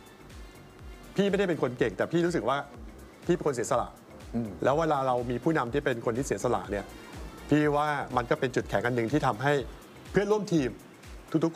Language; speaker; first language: Thai; native; Thai